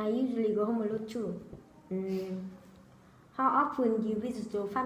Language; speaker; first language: English; non-native, learner; Vietnamese